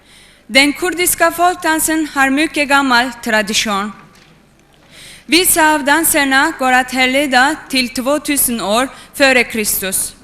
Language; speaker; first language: Swedish; non-native, fluent; Kurdish